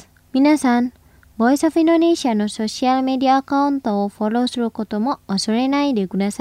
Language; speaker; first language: Japanese; non-native, fluent; Indonesian